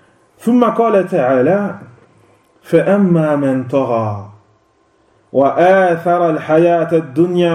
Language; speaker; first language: Arabic; non-native, fluent; French